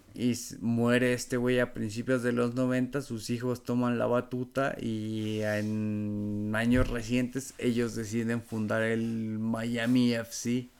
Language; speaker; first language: Spanish; native; Spanish